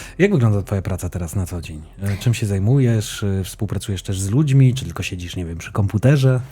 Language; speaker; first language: Polish; native; Polish